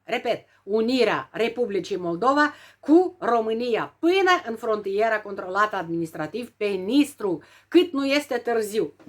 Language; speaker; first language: Romanian; native; Romanian